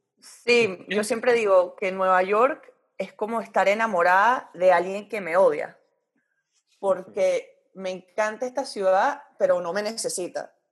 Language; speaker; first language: Spanish; early bilingual, heritage; Spanish